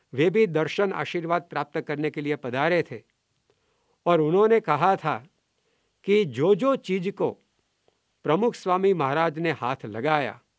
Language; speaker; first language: Hindi; non-native, local second language; Gujarati